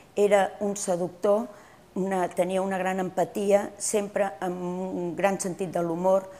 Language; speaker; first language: Catalan; early bilingual, other home language; Spanish